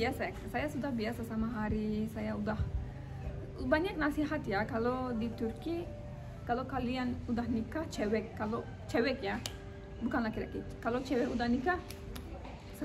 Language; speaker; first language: Indonesian; non-native, learner; Turkish